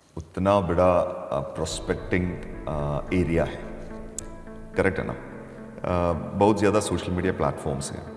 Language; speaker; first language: Hindi; non-native, local second language; Malayalam